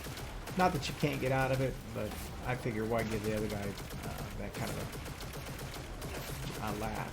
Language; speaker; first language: English; native; English